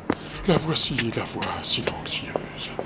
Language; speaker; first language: French; native; French